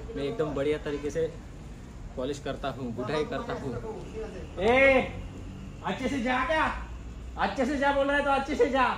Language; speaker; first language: Hindi; non-native, local second language; Marathi